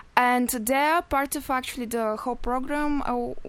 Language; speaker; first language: English; non-native, fluent; Bulgarian